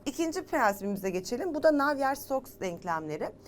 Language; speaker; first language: Turkish; native; Turkish